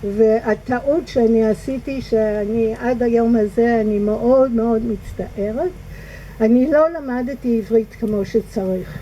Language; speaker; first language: Hebrew; non-native, fluent; English